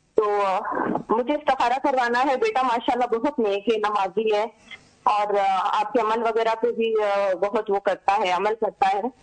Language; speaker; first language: Urdu; native; Urdu